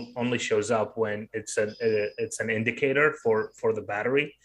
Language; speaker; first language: English; non-native, fluent; Arabic